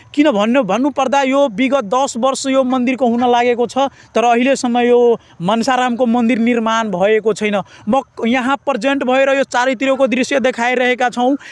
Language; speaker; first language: Nepali; non-native, local second language; Maithili